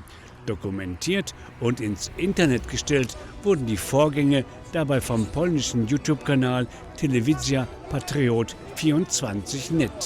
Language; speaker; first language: German; native; German